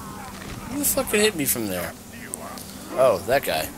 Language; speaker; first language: English; native; English